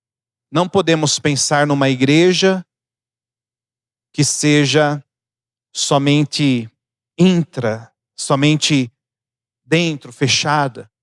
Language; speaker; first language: Portuguese; native; Portuguese